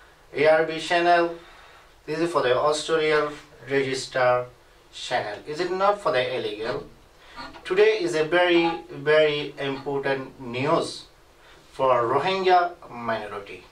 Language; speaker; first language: English; non-native, learner; Rohingya